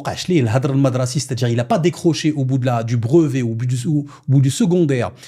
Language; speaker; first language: French; non-native, local second language; Arabic